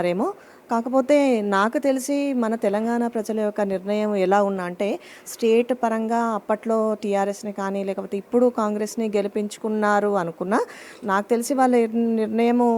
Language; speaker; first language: Telugu; native; Telugu